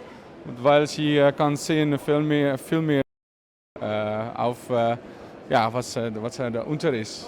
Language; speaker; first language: German; non-native, learner; Dutch